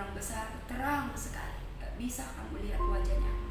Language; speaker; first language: Indonesian; non-native, fluent; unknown